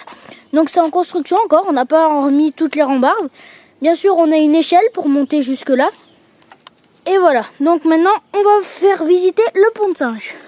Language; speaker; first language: French; native; French